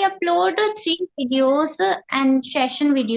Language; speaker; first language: English; non-native, learner; Hindi